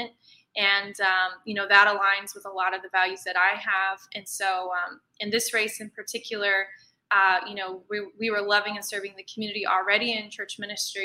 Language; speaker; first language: English; native; English